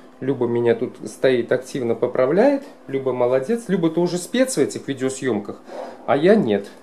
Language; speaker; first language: Russian; non-native, local second language; Kara-Kalpak